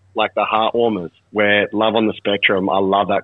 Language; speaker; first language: English; native; English